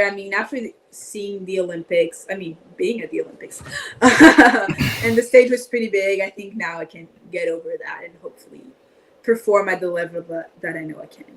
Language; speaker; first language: English; non-native, fluent; French